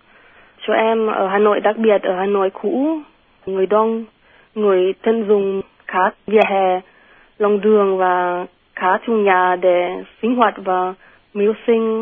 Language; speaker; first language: Vietnamese; non-native, fluent; German